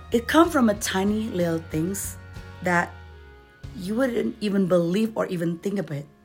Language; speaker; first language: English; non-native, fluent; Indonesian